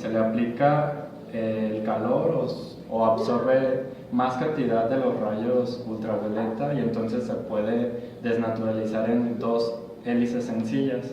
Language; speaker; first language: Spanish; native; Spanish